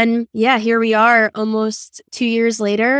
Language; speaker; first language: English; native; English